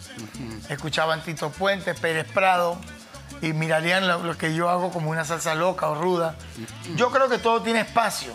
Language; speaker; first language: Spanish; native; Spanish